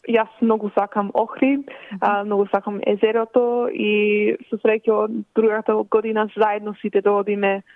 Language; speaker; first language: Macedonian; early bilingual, heritage; Macedonian